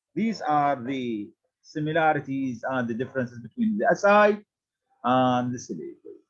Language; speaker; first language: English; non-native, fluent; Arabic